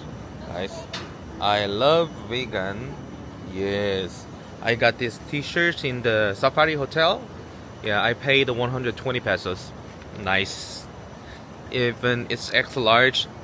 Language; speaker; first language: English; non-native, learner; Korean